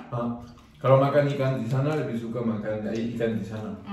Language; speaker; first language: Indonesian; non-native, learner; French